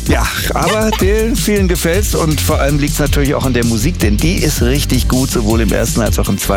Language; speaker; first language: German; native; German